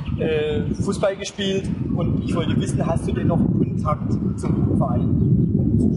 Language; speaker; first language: German; native; German